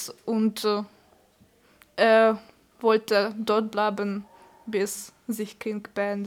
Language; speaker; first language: German; non-native, learner; Ukrainian